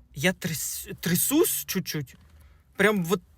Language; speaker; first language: Ukrainian; early bilingual, heritage; Ukrainian